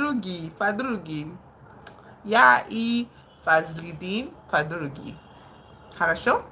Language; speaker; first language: Russian; non-native, learner; English